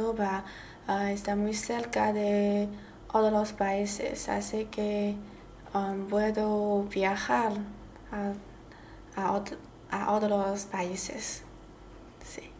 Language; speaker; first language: Spanish; non-native, learner; Chinese